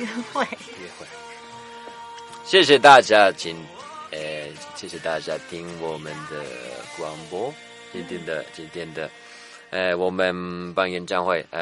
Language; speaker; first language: Chinese; non-native, learner; Japanese